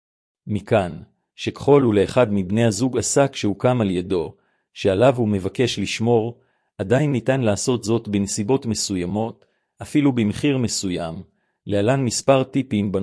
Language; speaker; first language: Hebrew; native; Hebrew